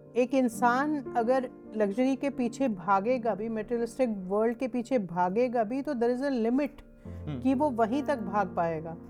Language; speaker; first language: Hindi; native; Hindi